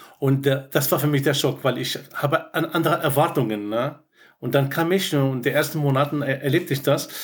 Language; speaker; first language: German; non-native, fluent; Arabic